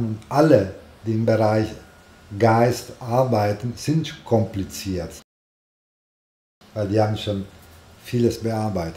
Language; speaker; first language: German; non-native, fluent; Italian